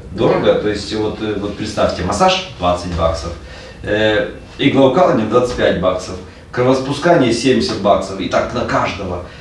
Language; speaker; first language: Russian; native; Russian